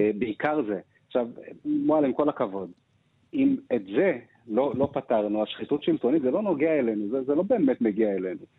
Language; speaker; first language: Hebrew; early bilingual, other home language; Amharic